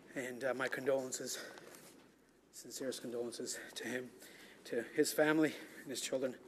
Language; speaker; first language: English; native; English